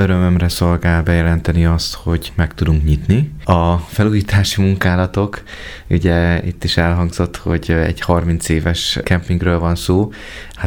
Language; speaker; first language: Hungarian; native; Hungarian